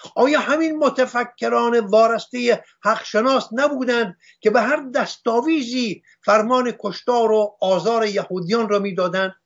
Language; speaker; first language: Persian; non-native, local second language; Armenian